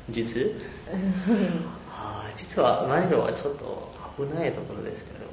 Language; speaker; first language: Japanese; non-native, learner; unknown